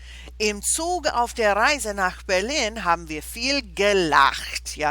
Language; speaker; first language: German; non-native, fluent; English